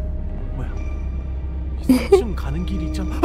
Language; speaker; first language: Korean; native; Korean